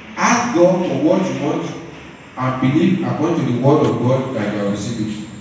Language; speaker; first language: English; non-native, local second language; Yoruba